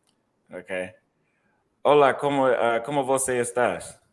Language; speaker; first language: Portuguese; non-native, learner; English